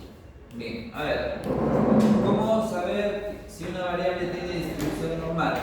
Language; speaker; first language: Spanish; native; Spanish